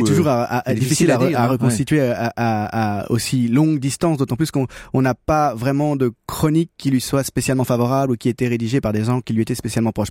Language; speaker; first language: French; native; French